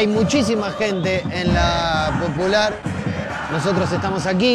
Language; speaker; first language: Spanish; native; Spanish